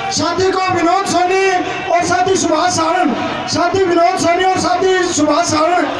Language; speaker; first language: Hindi; native; Hindi